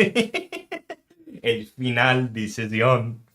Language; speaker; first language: Spanish; non-native, learner; English